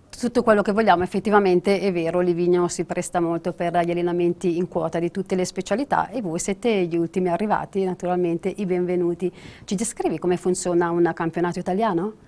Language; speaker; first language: Italian; native; Italian